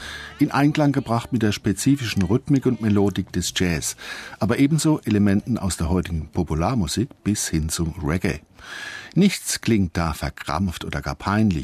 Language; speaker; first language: German; native; German